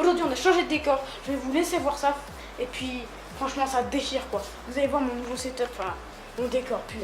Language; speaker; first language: French; native; French